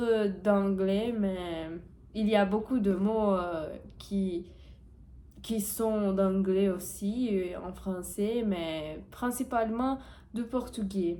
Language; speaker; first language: French; non-native, learner; Portuguese